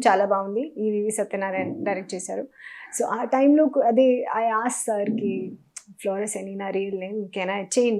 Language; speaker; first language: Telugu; non-native, local second language; Hindi